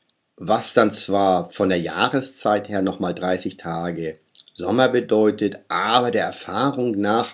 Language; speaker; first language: German; native; German